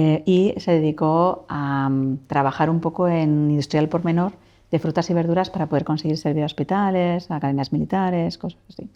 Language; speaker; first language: Spanish; native; Spanish